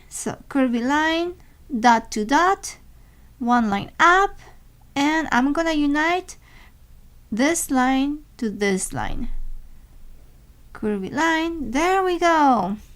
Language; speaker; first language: English; non-native, fluent; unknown